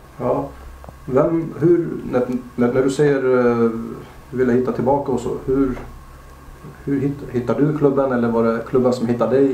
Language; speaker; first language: Swedish; native; Swedish